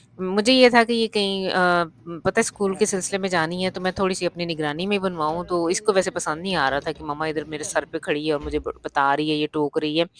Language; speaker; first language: Urdu; non-native, local second language; Punjabi